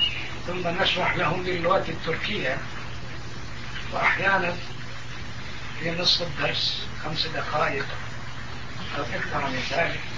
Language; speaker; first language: Arabic; non-native, fluent; Turkish